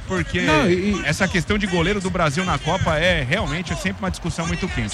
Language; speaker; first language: Portuguese; native; Portuguese